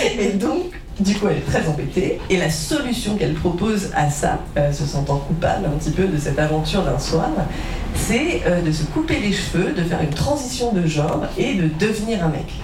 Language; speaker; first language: French; native; French